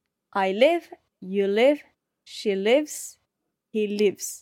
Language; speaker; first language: English; non-native, learner; Spanish